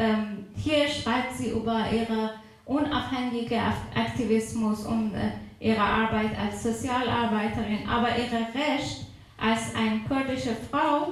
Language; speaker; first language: German; non-native, fluent; Persian